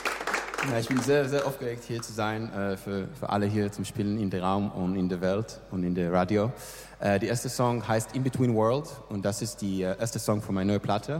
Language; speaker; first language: German; non-native, learner; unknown